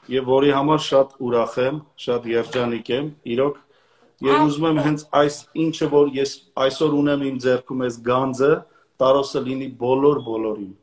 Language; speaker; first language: Armenian; native; Armenian